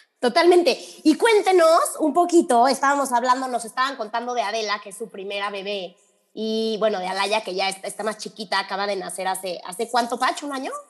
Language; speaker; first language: Spanish; native; Spanish